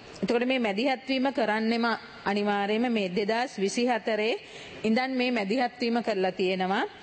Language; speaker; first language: Sinhala; native; Sinhala